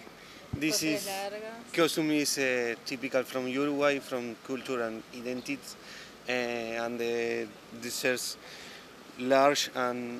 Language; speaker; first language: English; non-native, learner; Spanish